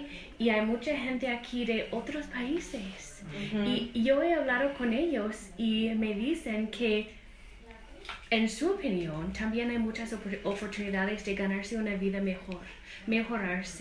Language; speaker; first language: Spanish; non-native, fluent; English